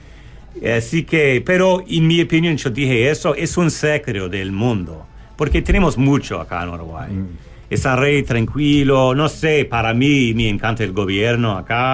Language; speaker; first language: Spanish; non-native, learner; English